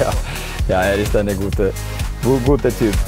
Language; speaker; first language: German; non-native, fluent; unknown